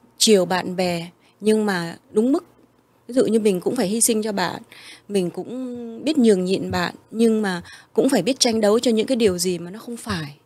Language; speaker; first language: Vietnamese; early bilingual, heritage; Vietnamese